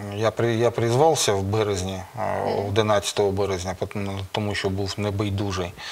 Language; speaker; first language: Ukrainian; non-native, local second language; Russian